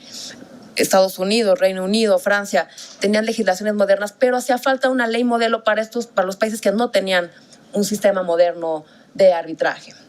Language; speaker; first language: Spanish; native; Spanish